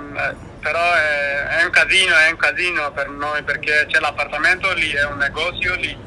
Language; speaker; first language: Italian; non-native, fluent; Bangla